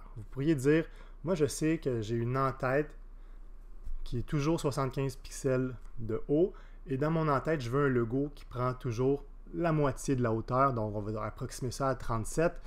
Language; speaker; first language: French; native; French